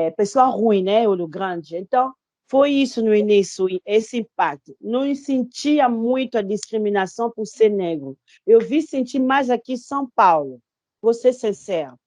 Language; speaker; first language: Portuguese; non-native, fluent; Lingala